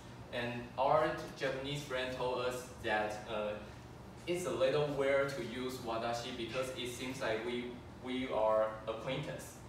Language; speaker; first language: English; non-native, fluent; Chinese